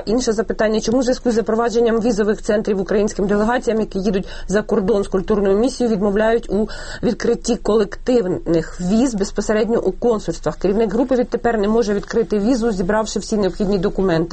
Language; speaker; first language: Ukrainian; native; Ukrainian